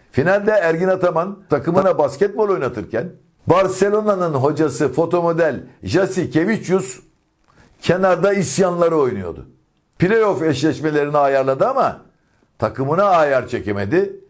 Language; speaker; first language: Turkish; native; Turkish